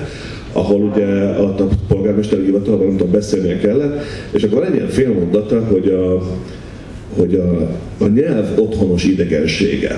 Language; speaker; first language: Hungarian; native; Hungarian